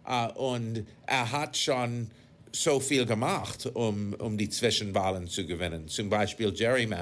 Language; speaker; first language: German; non-native, fluent; English